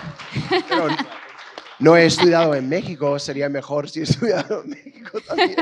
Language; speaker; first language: Spanish; non-native, fluent; English